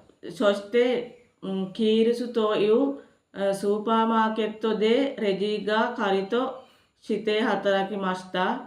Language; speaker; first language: Japanese; non-native, learner; Sinhala